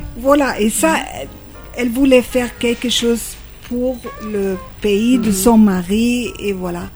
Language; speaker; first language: French; non-native, fluent; German